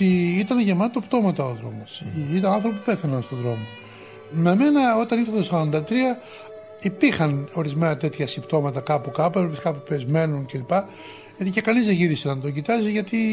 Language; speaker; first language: Greek; native; Greek